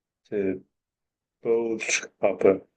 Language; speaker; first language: Dutch; non-native, learner; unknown